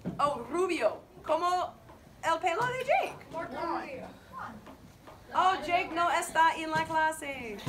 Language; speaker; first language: Spanish; non-native, fluent; English